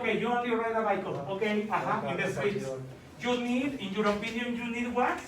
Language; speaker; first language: English; non-native, learner; Spanish